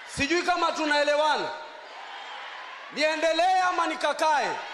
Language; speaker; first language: Swahili; native; Swahili